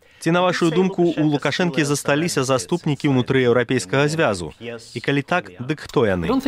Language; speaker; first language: Belarusian; native; Belarusian